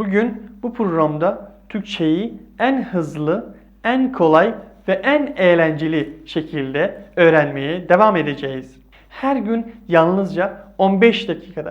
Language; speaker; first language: Turkish; non-native, fluent; Persian